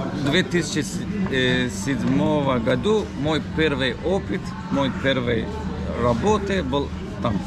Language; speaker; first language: Russian; non-native, learner; Turkish